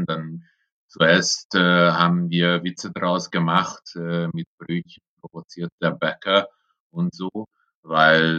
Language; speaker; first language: German; non-native, fluent; Hungarian